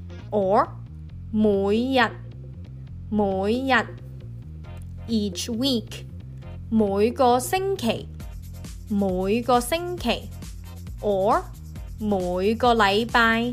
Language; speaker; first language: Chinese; early bilingual, heritage; Cantonese